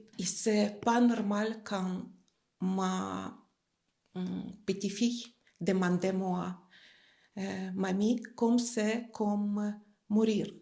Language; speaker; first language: French; non-native, learner; Ukrainian